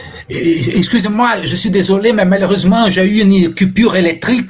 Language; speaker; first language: French; non-native, fluent; Portuguese